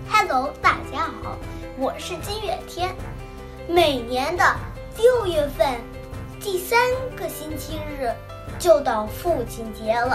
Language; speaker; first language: Chinese; early bilingual, heritage; Chinese